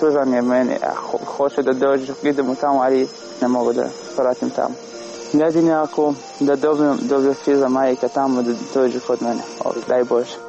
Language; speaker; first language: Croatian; non-native, learner; Arabic